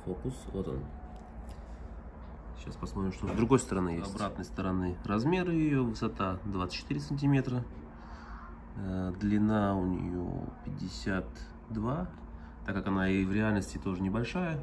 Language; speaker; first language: Russian; native; Russian